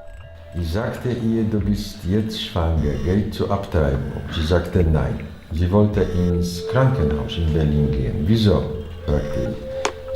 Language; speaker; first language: German; non-native, learner; Chinese